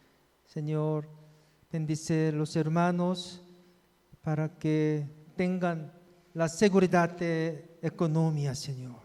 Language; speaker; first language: Spanish; non-native, fluent; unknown